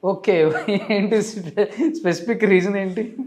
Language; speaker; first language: Telugu; native; Telugu